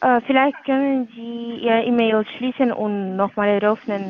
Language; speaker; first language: German; non-native, learner; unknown